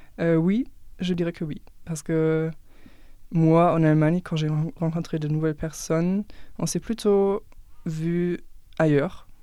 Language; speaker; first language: French; non-native, fluent; German